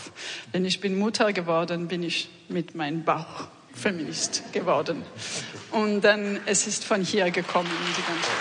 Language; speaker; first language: German; non-native, learner; French